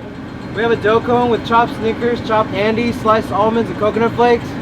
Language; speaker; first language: English; native; English